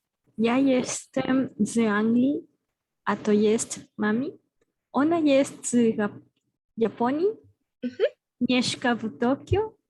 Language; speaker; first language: Polish; non-native, learner; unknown